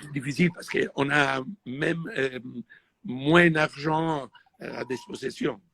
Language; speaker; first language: French; non-native, fluent; Italian